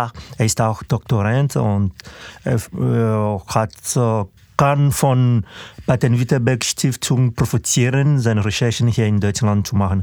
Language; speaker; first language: German; non-native, fluent; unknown